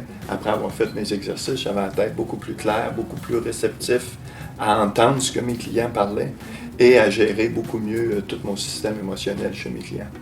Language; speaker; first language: French; native; French